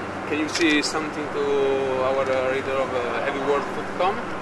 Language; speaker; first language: English; non-native, learner; Italian